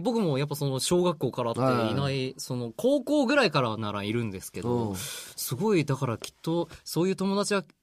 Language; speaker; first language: Japanese; native; Japanese